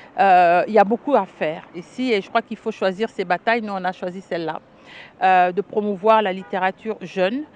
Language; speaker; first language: French; non-native, local second language; Lingala